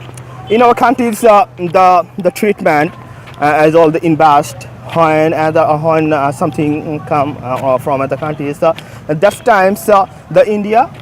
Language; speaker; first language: English; non-native, fluent; Bangla